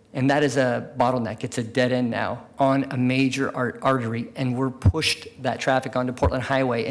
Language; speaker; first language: English; native; English